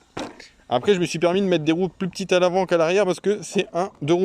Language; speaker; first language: French; native; French